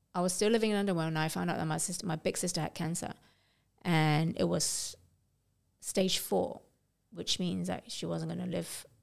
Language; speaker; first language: English; non-native, local second language; Cantonese